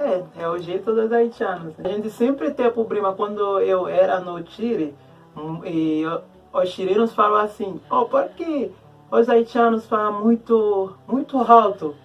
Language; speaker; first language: Portuguese; non-native, learner; Haitian Creole